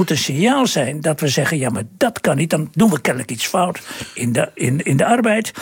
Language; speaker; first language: Dutch; native; Dutch